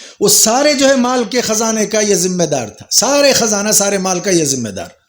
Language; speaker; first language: Urdu; native; Urdu